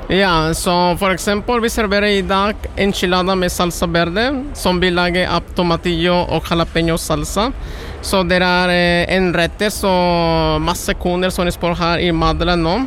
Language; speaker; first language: Norwegian; non-native, learner; Spanish